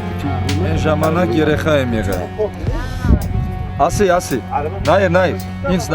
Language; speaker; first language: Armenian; early bilingual, heritage; Armenian